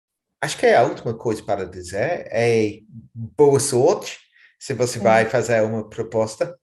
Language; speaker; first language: Portuguese; non-native, fluent; English